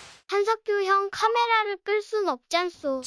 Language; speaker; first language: Korean; native; Korean